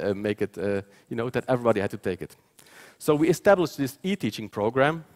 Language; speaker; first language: English; non-native, fluent; Dutch